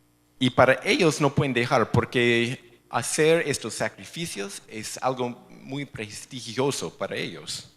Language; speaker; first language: Spanish; non-native, fluent; English